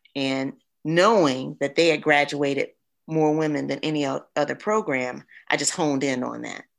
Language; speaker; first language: English; native; English